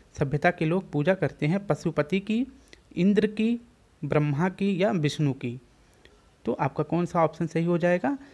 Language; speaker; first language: Hindi; native; Hindi